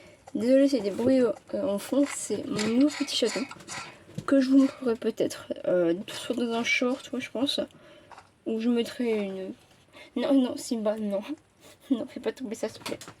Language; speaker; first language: French; native; French